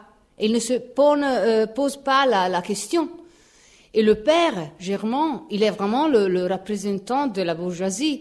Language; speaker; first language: French; non-native, fluent; Italian